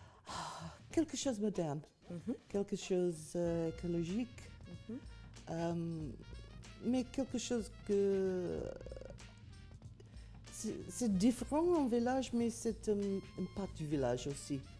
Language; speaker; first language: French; non-native, learner; English